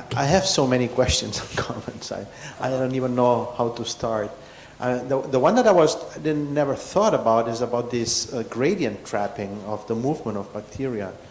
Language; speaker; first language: English; non-native, fluent; Catalan